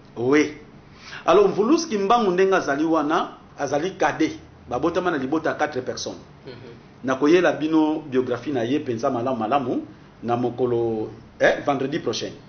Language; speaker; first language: Lingala; non-native, local second language; Kongo